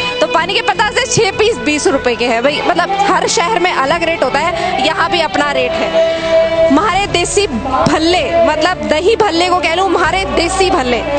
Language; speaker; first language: Hindi; native; Hindi